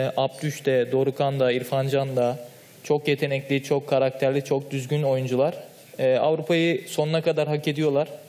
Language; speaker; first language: Turkish; native; Turkish